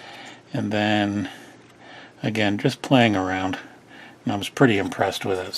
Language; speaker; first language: English; native; English